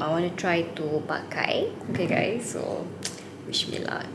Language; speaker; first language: English; non-native, local second language; Malay